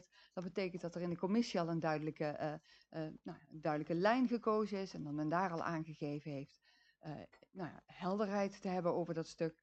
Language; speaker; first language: Dutch; native; Dutch